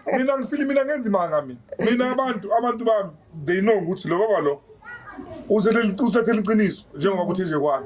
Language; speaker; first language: Zulu; native; Zulu